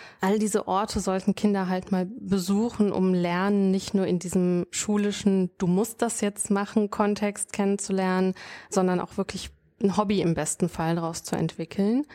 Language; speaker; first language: German; native; German